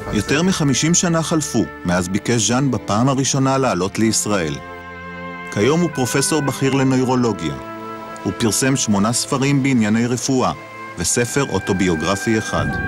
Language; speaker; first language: Hebrew; native; Hebrew